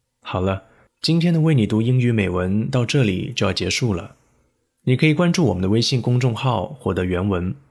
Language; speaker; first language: Chinese; native; Chinese